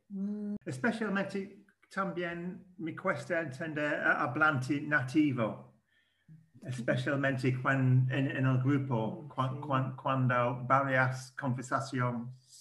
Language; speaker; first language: Spanish; non-native, learner; English